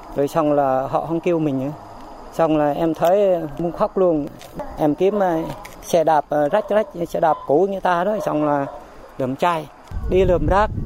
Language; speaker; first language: Vietnamese; non-native, local second language; Jarai